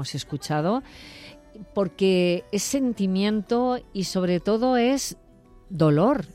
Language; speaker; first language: Spanish; native; Spanish